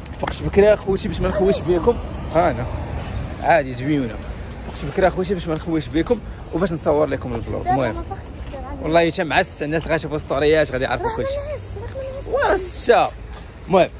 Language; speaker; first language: Arabic; native; Arabic